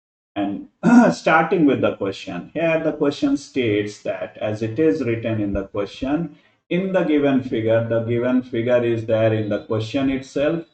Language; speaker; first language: English; non-native, local second language; Hindi